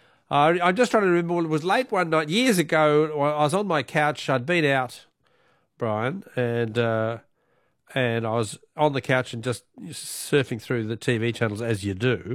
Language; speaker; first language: English; native; English